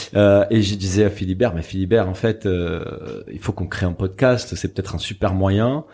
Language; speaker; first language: French; non-native, fluent; Portuguese